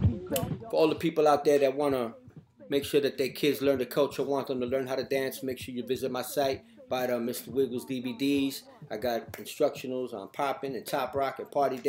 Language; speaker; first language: English; native; English